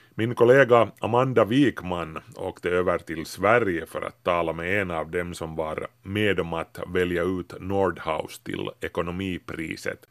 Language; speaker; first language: Swedish; native; Swedish